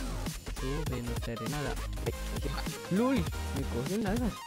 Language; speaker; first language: Spanish; native; Spanish